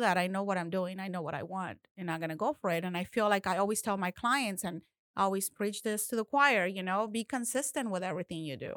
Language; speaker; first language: English; non-native, fluent; Spanish